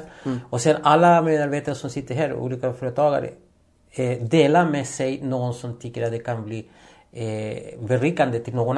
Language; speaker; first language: Swedish; non-native, fluent; Spanish